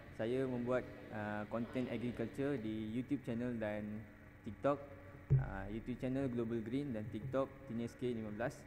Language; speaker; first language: Malay; non-native, local second language; Tamil